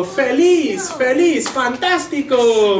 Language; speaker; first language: Spanish; non-native, fluent; English